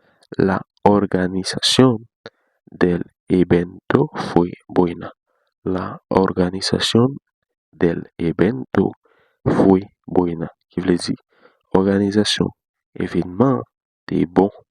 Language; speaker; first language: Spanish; non-native, learner; Haitian Creole